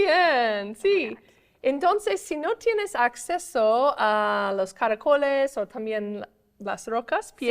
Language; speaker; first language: Spanish; non-native, fluent; English